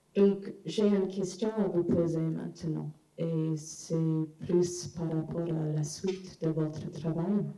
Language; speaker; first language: French; non-native, fluent; English